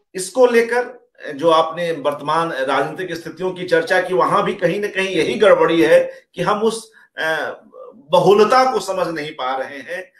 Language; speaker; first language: Hindi; native; Hindi